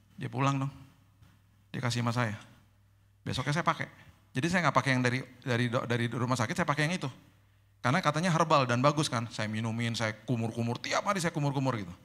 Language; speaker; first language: Indonesian; native; Indonesian